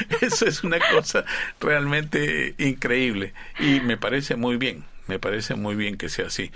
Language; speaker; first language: Spanish; native; Spanish